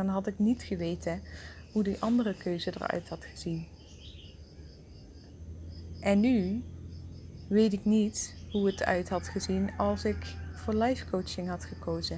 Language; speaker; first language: Dutch; native; Dutch